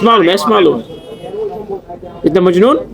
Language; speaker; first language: Arabic; non-native, learner; Bangla